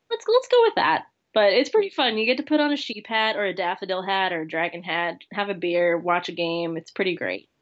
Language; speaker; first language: English; native; English